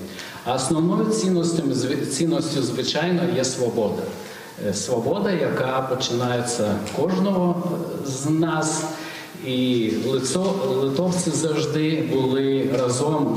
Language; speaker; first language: Ukrainian; non-native, fluent; Lithuanian